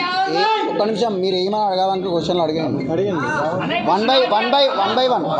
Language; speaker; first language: Telugu; native; Telugu